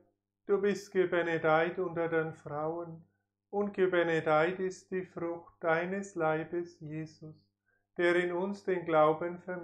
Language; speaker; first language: German; native; German